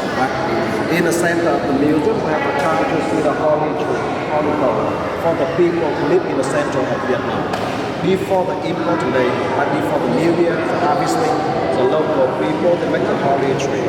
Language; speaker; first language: English; non-native, fluent; Vietnamese